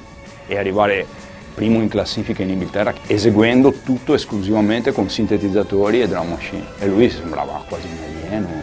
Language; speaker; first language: Italian; native; Italian